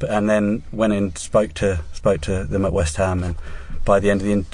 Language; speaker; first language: English; native; English